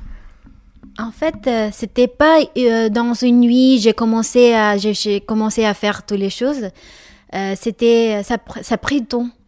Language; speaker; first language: French; non-native, learner; Malayalam